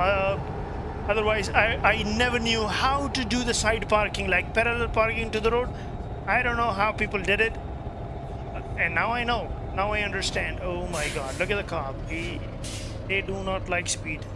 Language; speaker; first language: English; non-native, local second language; Pashto